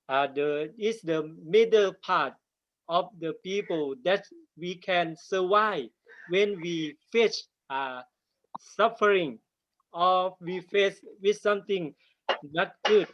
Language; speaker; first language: English; non-native, learner; Thai